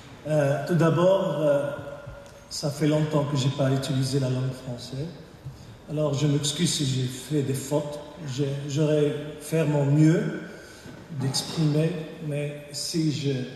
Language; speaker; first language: French; non-native, local second language; Arabic